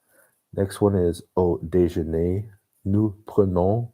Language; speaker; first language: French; non-native, learner; English